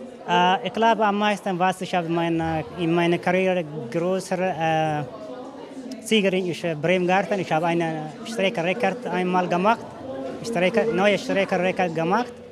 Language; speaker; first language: German; non-native, learner; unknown